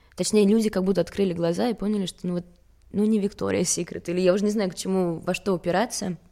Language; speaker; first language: Russian; early bilingual, other home language; Swedish